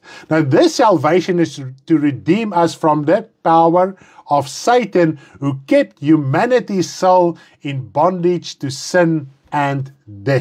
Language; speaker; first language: English; non-native, local second language; Afrikaans